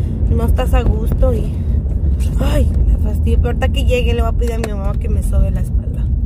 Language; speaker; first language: Spanish; early bilingual, heritage; Spanish